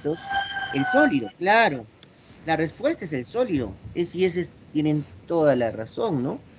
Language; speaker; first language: Spanish; native; Spanish